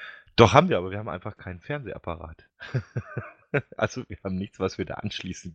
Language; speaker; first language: German; native; German